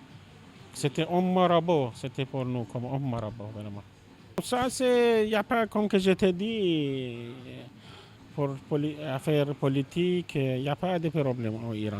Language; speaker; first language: French; non-native, learner; Persian